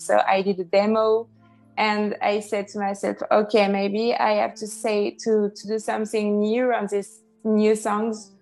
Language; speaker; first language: English; non-native, fluent; French